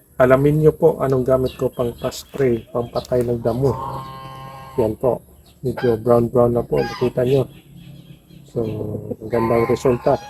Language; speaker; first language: Filipino; non-native, local second language; Cebuano